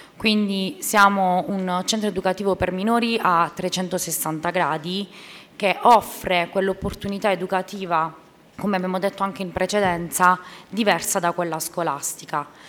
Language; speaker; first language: Italian; native; Italian